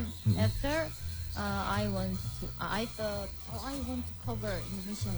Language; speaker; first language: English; non-native, learner; Korean